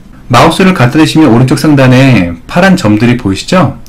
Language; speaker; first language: Korean; native; Korean